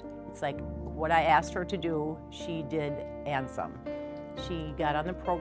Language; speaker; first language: English; native; English